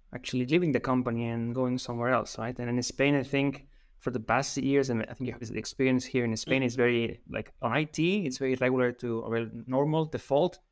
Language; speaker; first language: English; non-native, fluent; Spanish